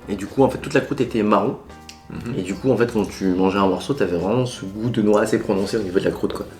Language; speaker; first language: French; native; French